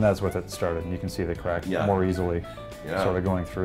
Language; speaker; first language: English; native; English